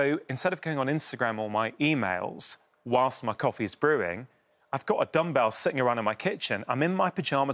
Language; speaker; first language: English; native; English